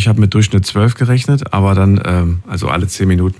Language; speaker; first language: German; native; German